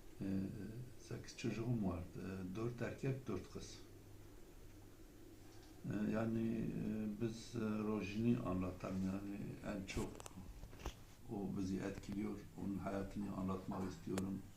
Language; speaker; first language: Turkish; non-native, local second language; Kurdish